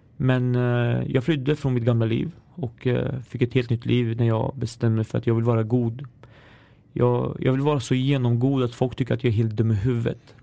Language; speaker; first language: Swedish; early bilingual, other home language; Arabic